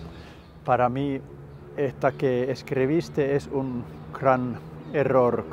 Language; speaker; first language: Spanish; non-native, learner; Finnish